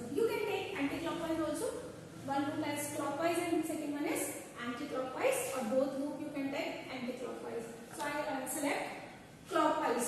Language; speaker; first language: English; non-native, local second language; Hindi